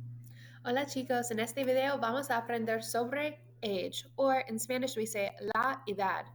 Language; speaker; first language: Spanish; non-native, fluent; English